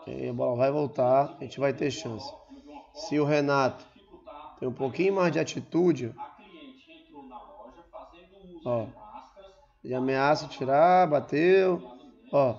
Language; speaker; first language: Portuguese; native; Portuguese